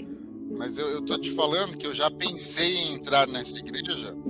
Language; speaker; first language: Portuguese; early bilingual, other home language; Spanish